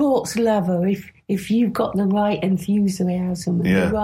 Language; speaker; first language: English; native; English